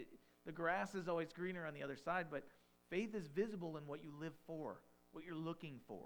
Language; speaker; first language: English; native; English